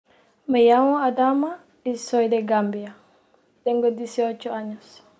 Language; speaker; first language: Spanish; non-native, learner; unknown